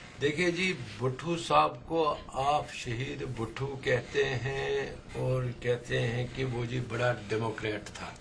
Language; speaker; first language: Urdu; non-native, local second language; Kashmiri